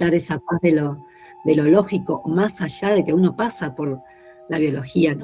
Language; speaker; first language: Spanish; native; Spanish